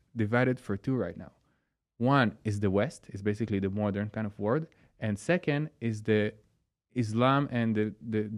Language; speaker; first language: English; non-native, fluent; Hebrew